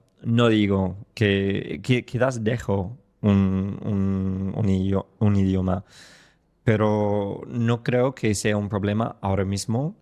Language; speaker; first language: Spanish; non-native, fluent; English